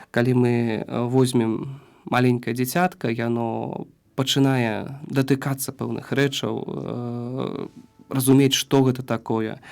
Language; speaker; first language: Belarusian; native; Belarusian